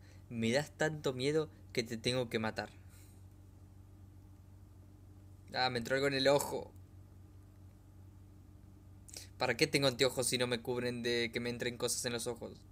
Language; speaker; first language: Spanish; native; Spanish